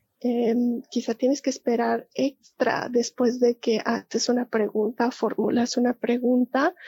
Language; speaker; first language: Spanish; native; Spanish